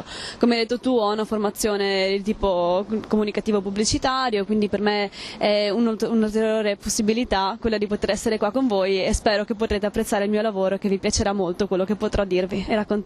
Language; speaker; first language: Italian; native; Italian